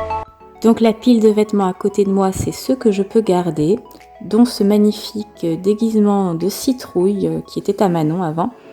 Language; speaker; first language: French; native; French